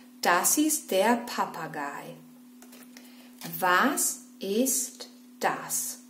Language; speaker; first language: German; non-native, fluent; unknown